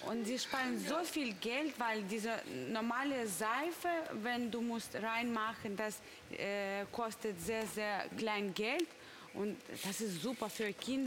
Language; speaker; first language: German; non-native, learner; Russian